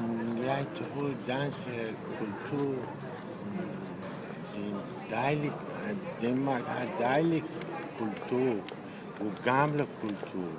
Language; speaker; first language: Danish; non-native, learner; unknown